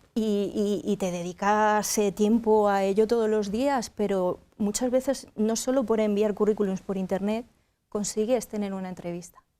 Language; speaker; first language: Spanish; native; Spanish